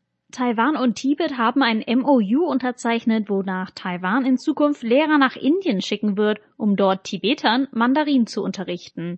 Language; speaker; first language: German; native; German